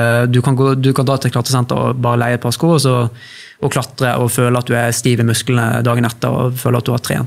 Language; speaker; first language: Norwegian; native; Norwegian